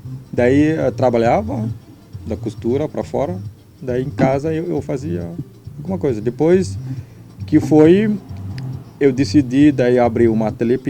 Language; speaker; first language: Portuguese; non-native, learner; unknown